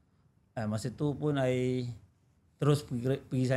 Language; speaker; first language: Malay; native; Malay